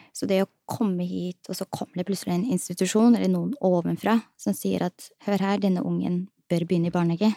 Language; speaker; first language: Norwegian; early bilingual, other home language; Somali